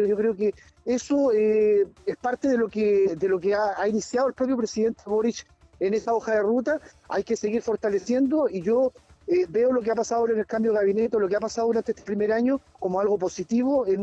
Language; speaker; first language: Spanish; native; Spanish